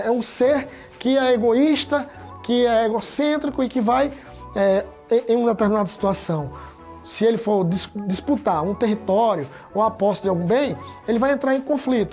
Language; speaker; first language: Portuguese; native; Portuguese